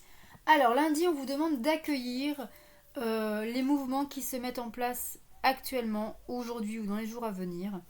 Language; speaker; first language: French; native; French